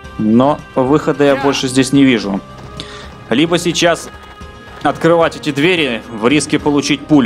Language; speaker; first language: Russian; native; Russian